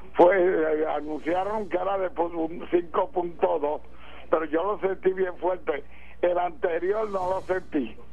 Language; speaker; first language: Spanish; native; Spanish